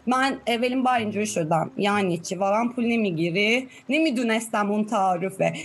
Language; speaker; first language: Persian; non-native, fluent; Turkish